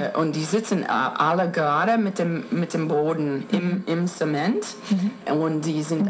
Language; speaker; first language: German; non-native, fluent; English